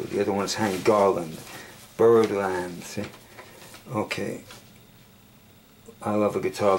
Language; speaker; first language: English; native; English